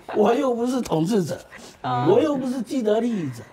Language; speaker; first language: Chinese; native; Chinese